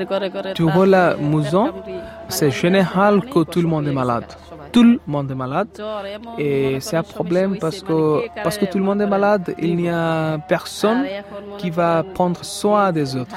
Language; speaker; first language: French; non-native, fluent; Bangla